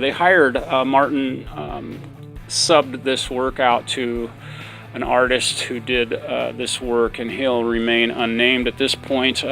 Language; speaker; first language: English; native; English